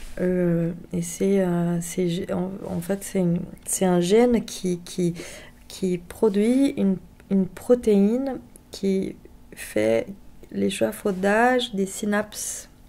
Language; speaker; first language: French; non-native, fluent; Portuguese